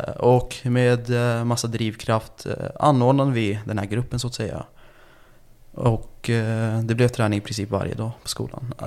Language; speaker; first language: Swedish; early bilingual, other home language; Turkish